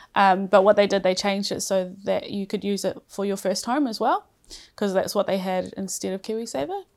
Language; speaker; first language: English; native; English